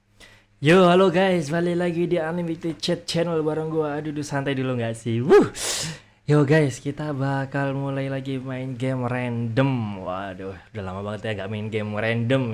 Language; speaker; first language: Indonesian; native; Indonesian